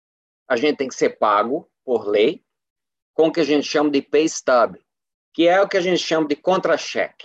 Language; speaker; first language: Portuguese; native; Portuguese